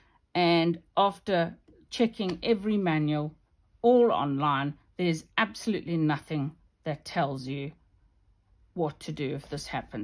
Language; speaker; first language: English; native; English